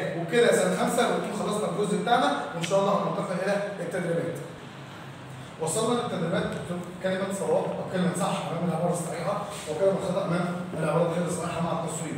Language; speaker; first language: Arabic; native; Arabic